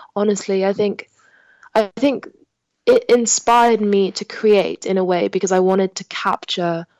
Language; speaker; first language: English; non-native, local second language; French